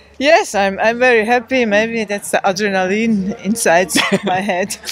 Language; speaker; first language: English; non-native, learner; German